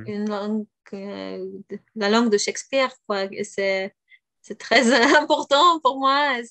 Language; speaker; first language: French; non-native, fluent; Bulgarian